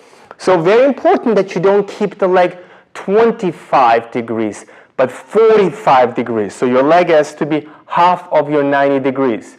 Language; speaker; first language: English; non-native, fluent; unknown